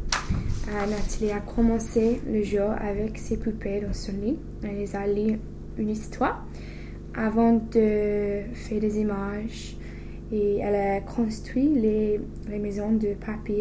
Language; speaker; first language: French; non-native, learner; English